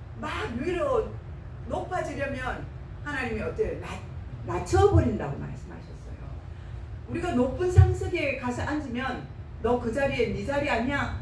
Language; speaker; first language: Korean; native; Korean